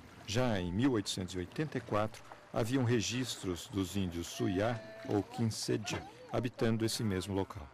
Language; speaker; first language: Portuguese; native; Portuguese